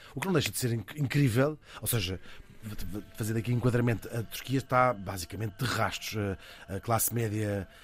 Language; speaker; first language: Portuguese; native; Portuguese